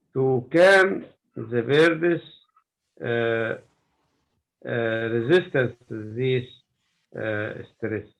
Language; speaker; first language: English; non-native, learner; Arabic